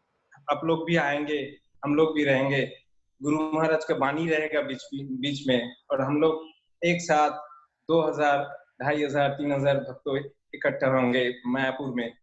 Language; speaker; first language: Hindi; native; Hindi